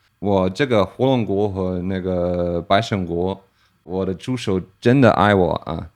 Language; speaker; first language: Chinese; non-native, fluent; English